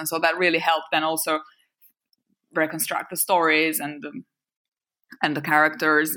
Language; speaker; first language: English; non-native, fluent; French